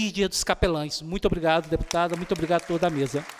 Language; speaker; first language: Portuguese; native; Portuguese